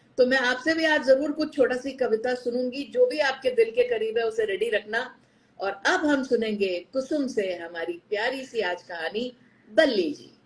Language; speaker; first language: Hindi; native; Hindi